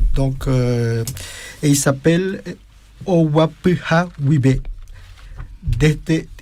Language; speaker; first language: French; non-native, fluent; Spanish